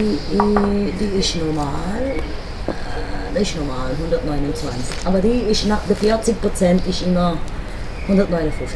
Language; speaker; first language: German; non-native, fluent; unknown